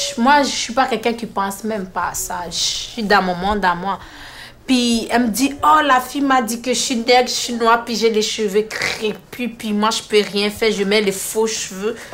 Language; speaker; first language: French; non-native, fluent; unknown